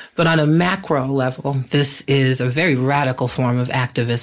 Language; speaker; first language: English; native; English